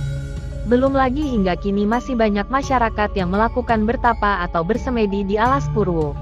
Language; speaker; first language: Indonesian; native; Indonesian